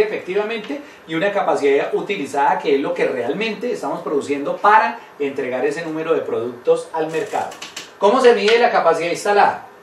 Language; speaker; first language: Spanish; native; Spanish